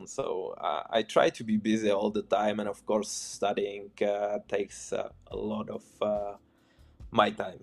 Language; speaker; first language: English; non-native, fluent; Czech